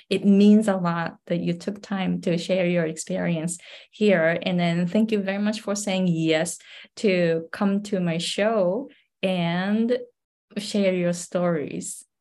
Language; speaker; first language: English; non-native, fluent; Japanese